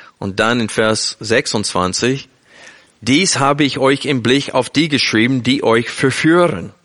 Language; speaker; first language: German; non-native, fluent; English